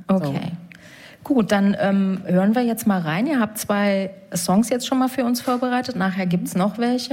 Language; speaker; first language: German; native; German